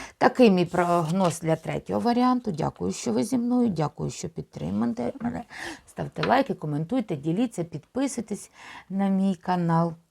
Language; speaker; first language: Ukrainian; non-native, local second language; Russian